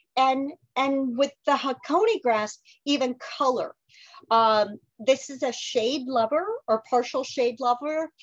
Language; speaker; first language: English; native; English